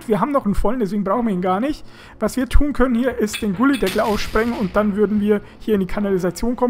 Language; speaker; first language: German; native; German